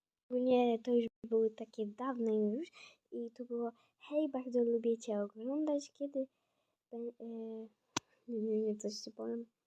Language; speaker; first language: Polish; non-native, fluent; Ukrainian